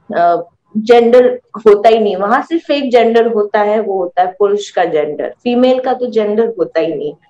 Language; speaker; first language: Hindi; native; Hindi